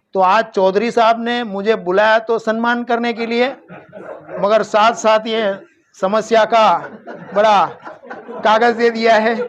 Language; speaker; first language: Hindi; non-native, local second language; Gujarati